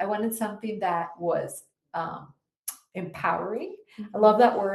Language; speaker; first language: English; native; English